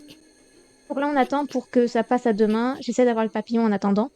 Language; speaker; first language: French; native; French